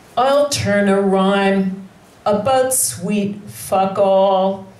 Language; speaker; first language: English; native; English